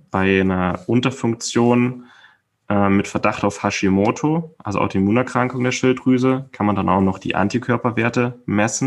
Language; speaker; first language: German; native; German